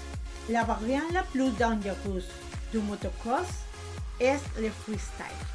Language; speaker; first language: French; non-native, learner; Spanish